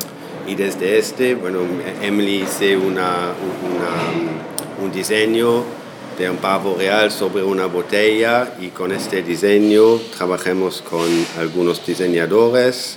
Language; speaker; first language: Spanish; non-native, fluent; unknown